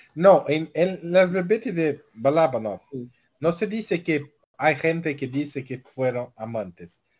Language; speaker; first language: Spanish; non-native, learner; Portuguese